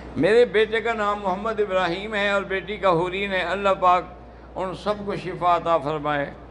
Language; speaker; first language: Urdu; native; Urdu